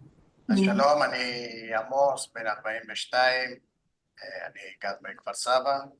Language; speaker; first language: Hebrew; non-native, fluent; Spanish